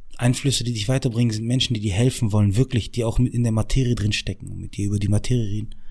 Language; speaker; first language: German; early bilingual, other home language; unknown